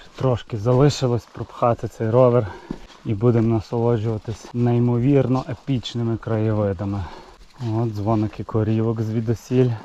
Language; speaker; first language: Ukrainian; native; Ukrainian